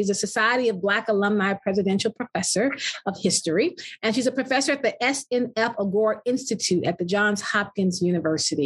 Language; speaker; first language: English; native; English